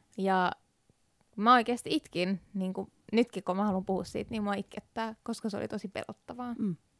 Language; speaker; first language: Finnish; early bilingual, other home language; Persian